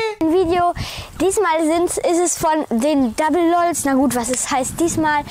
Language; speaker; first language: German; native; German